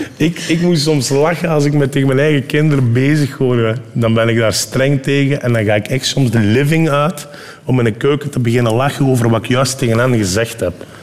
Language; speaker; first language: Dutch; early bilingual, other home language; Turkish